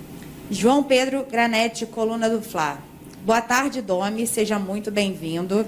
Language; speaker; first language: Portuguese; native; Portuguese